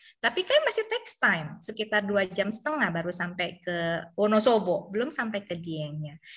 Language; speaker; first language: Indonesian; native; Indonesian